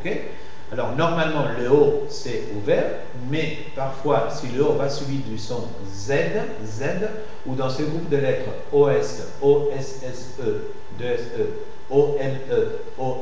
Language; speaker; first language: French; non-native, fluent; Spanish